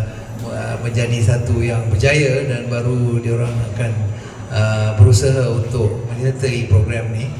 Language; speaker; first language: Malay; native; Malay